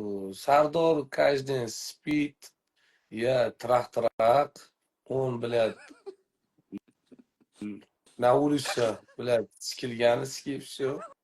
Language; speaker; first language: Russian; non-native, learner; Uzbek